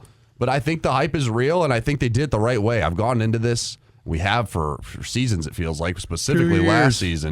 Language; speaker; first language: English; native; English